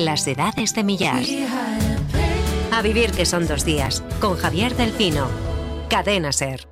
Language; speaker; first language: Spanish; native; Spanish